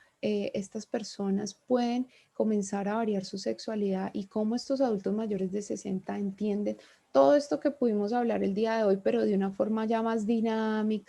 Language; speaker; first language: Spanish; native; Spanish